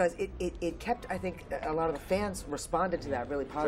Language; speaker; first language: English; native; English